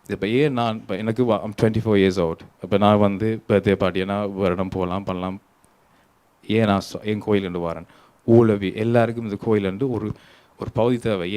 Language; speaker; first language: Tamil; early bilingual, heritage; Tamil